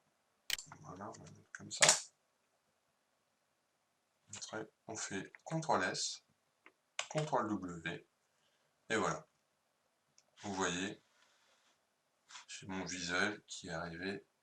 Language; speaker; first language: French; native; French